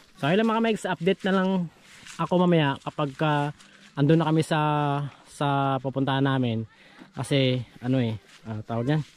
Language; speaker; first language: Filipino; non-native, local second language; Kinaray-a